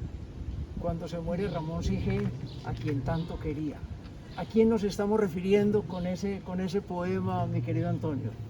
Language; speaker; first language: Spanish; native; Spanish